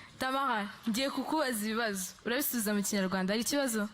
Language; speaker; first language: Kinyarwanda; native; Kinyarwanda